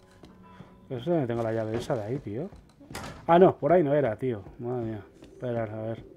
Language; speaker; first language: Spanish; native; Spanish